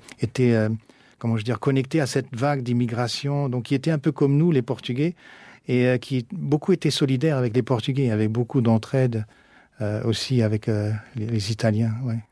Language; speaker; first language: French; early bilingual, other home language; Portuguese